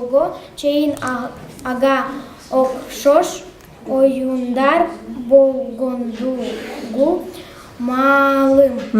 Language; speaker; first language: Kyrgyz; non-native, local second language; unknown